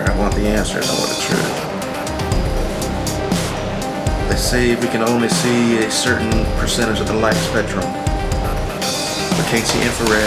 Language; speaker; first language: English; native; English